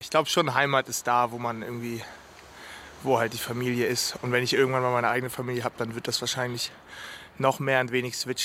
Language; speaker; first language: German; native; German